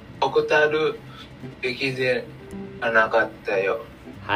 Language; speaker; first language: Japanese; non-native, learner; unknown